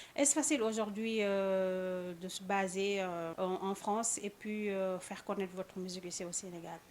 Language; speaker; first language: French; non-native, local second language; Wolof